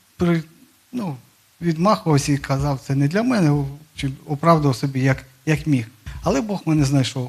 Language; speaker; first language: Ukrainian; non-native, local second language; Russian